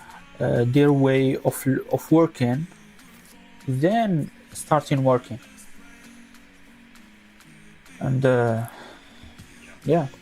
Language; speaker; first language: English; non-native, local second language; Arabic